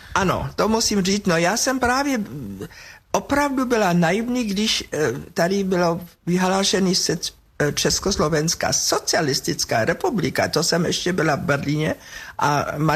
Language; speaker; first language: Czech; non-native, fluent; German